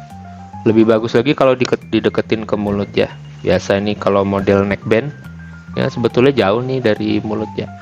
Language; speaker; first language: Indonesian; native; Indonesian